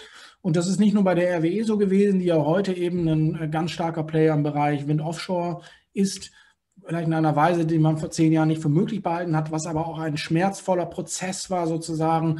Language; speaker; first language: German; native; German